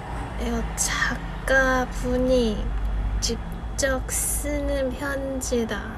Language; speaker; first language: Korean; non-native, fluent; Chinese